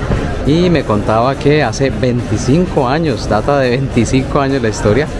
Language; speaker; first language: Spanish; native; Spanish